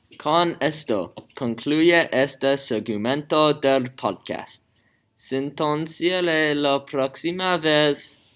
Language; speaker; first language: Spanish; non-native, learner; English